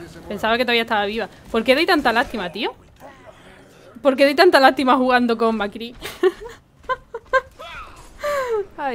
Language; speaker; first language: Spanish; native; Spanish